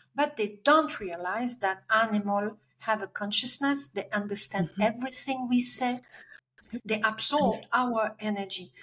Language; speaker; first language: English; non-native, fluent; French